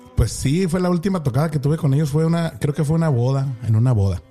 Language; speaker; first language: Spanish; native; Spanish